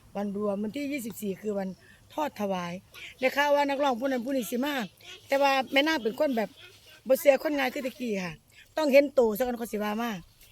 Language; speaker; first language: Thai; native; Thai